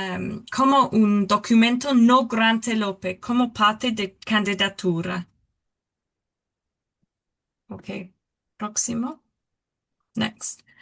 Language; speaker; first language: Portuguese; non-native, learner; English